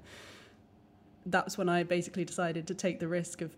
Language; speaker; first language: English; native; English